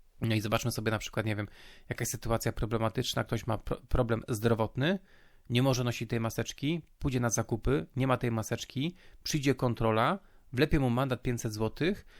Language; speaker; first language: Polish; native; Polish